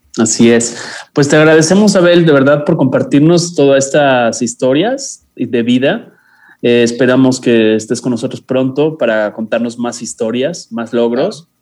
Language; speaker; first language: Spanish; native; Spanish